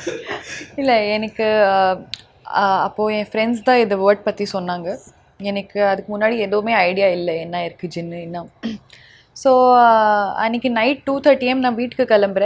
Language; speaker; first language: Tamil; non-native, learner; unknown